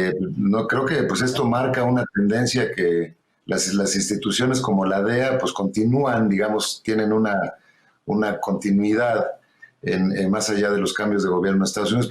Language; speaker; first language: Spanish; native; Spanish